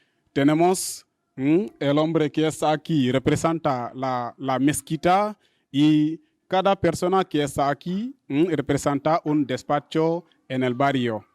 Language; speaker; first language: Spanish; non-native, learner; Wolof